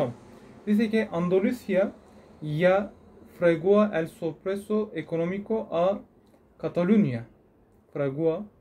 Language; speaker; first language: Spanish; non-native, learner; Turkish